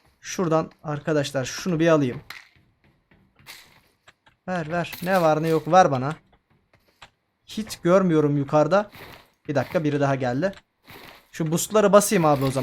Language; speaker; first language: Turkish; native; Turkish